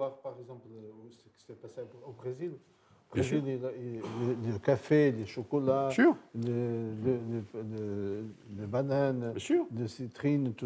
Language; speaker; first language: French; non-native, fluent; Portuguese